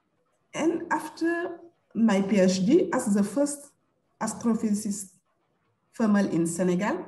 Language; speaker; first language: English; non-native, fluent; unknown